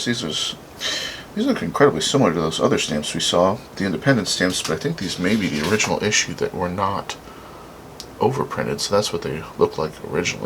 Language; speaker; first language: English; native; English